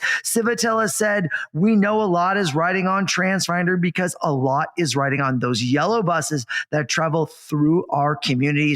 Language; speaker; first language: English; native; English